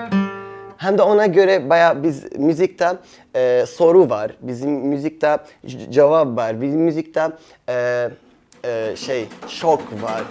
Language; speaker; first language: Turkish; non-native, fluent; Arabic